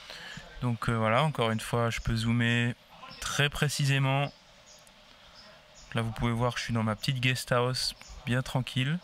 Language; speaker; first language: French; native; French